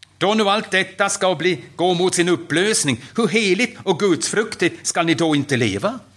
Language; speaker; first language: Swedish; non-native, fluent; German